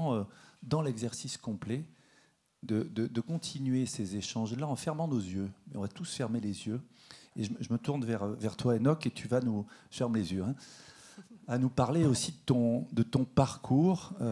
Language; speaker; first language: French; native; French